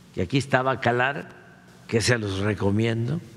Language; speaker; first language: Spanish; native; Spanish